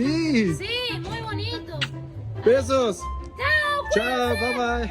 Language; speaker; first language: Spanish; non-native, learner; Turkish